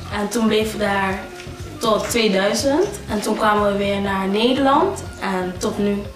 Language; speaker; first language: Dutch; early bilingual, other home language; Papiamento